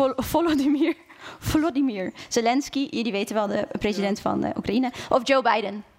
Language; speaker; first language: Dutch; native; Dutch